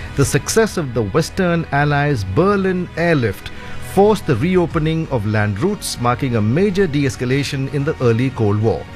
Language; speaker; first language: English; early bilingual, other home language; Hindi